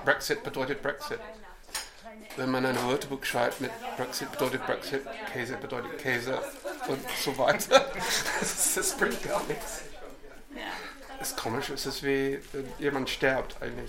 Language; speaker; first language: German; non-native, fluent; English